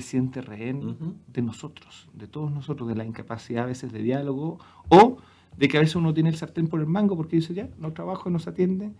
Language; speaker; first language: Spanish; native; Spanish